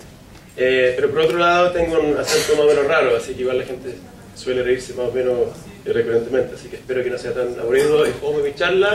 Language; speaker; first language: Spanish; non-native, fluent; Swedish